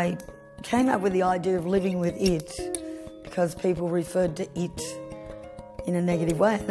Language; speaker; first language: English; native; English